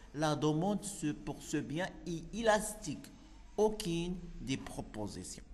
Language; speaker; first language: French; non-native, local second language; Arabic